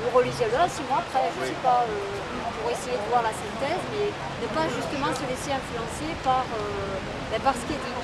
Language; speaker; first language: French; native; French